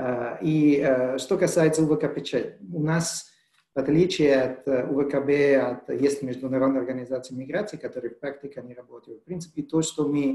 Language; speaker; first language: Russian; non-native, fluent; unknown